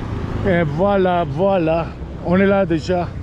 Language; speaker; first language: French; non-native, fluent; Spanish